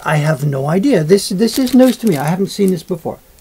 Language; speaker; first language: English; native; English